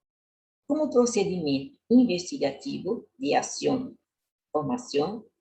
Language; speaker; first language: Spanish; non-native, learner; Portuguese